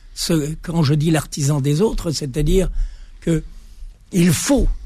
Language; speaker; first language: French; native; French